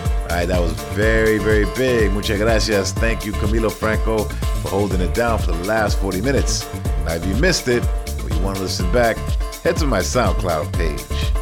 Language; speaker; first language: English; native; English